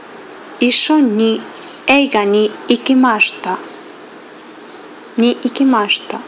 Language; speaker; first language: Japanese; non-native, learner; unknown